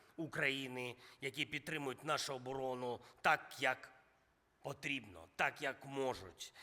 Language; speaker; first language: Ukrainian; non-native, local second language; Russian